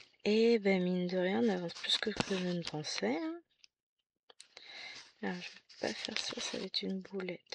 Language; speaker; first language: French; native; French